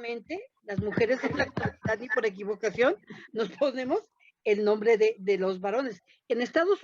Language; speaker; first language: Spanish; native; Spanish